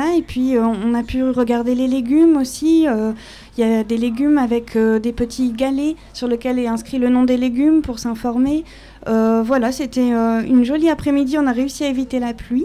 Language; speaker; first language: French; native; French